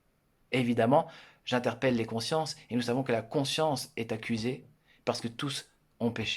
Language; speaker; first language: French; native; French